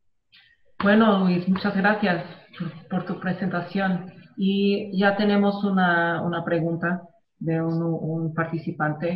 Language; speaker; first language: Spanish; non-native, fluent; Portuguese